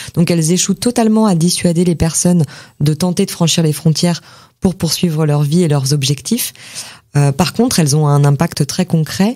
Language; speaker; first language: French; native; French